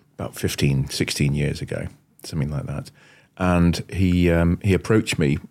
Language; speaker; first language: English; native; English